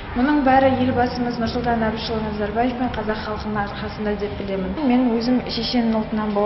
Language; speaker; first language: Kazakh; non-native, local second language; Chechen